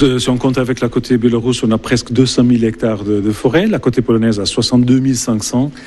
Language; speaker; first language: French; non-native, fluent; Portuguese